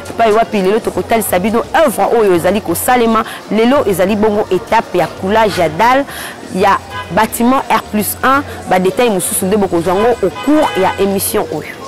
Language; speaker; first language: Lingala; native; Lingala